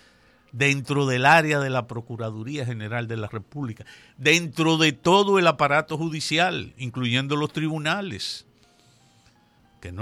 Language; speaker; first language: Spanish; native; Spanish